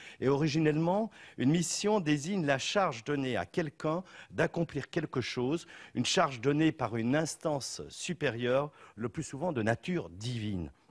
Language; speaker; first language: French; native; French